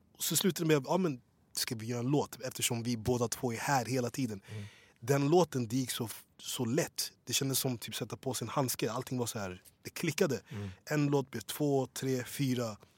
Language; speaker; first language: Swedish; early bilingual, other home language; English